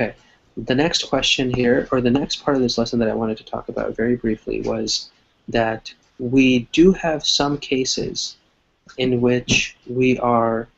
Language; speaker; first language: English; non-native, fluent; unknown